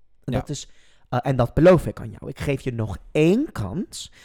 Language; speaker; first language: Dutch; non-native, fluent; English